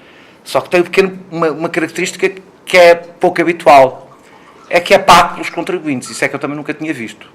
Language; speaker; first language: Portuguese; native; Portuguese